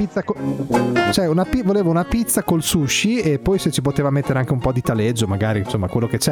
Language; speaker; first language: Italian; native; Italian